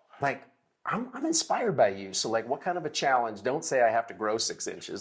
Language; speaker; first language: English; native; English